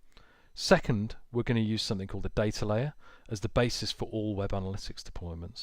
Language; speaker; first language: English; native; English